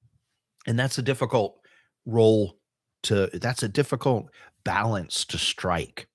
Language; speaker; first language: English; native; English